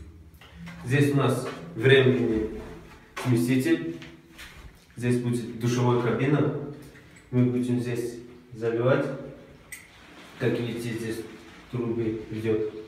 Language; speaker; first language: Russian; non-native, local second language; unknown